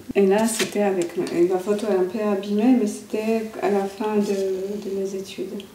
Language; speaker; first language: French; non-native, fluent; Polish